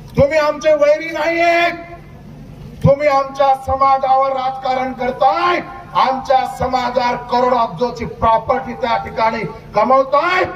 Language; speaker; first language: Marathi; non-native, local second language; Lambadi